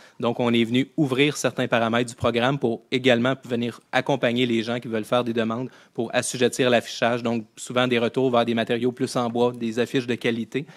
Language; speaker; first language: French; native; French